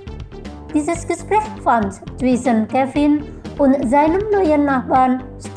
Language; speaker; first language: German; non-native, fluent; Indonesian